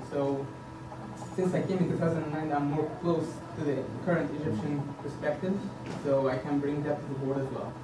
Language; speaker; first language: English; non-native, fluent; Arabic